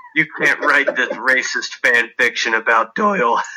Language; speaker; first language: English; native; English